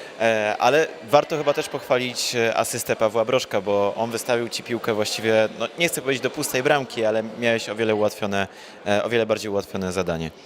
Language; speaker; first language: Polish; native; Polish